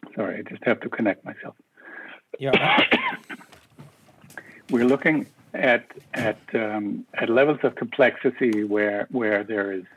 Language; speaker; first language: English; non-native, fluent; Danish